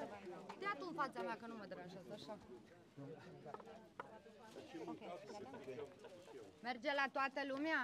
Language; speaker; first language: Romanian; native; Romanian